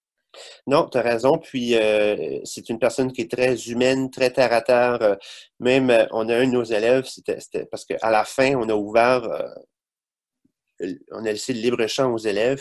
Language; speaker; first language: French; native; French